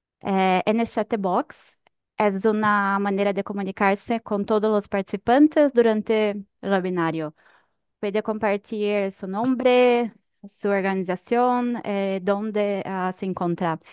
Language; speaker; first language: Spanish; non-native, fluent; Portuguese